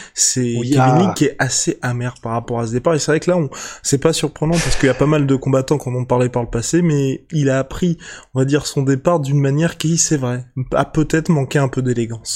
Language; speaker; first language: French; native; French